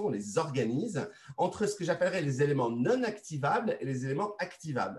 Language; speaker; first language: French; native; French